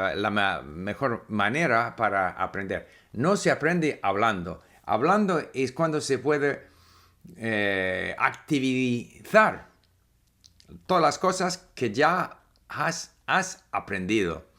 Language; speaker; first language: Spanish; non-native, fluent; English